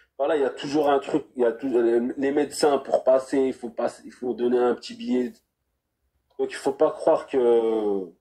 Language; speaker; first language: French; early bilingual, other home language; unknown